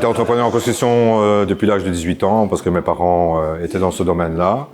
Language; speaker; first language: French; native; French